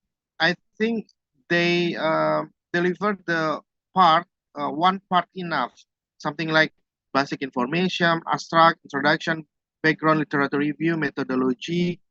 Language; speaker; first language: English; non-native, fluent; Indonesian